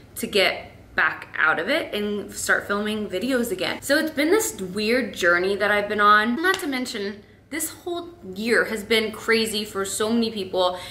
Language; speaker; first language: English; native; English